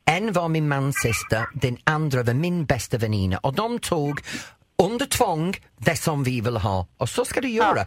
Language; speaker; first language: Swedish; non-native, fluent; English